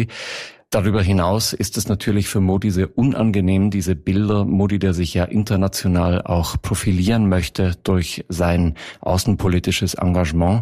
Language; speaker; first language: German; native; German